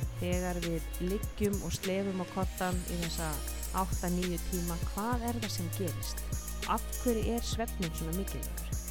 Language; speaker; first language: Icelandic; native; Icelandic